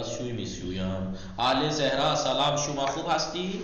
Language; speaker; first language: Persian; non-native, learner; Urdu